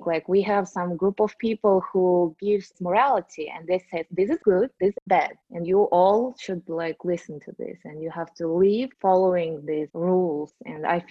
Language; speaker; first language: English; non-native, fluent; Russian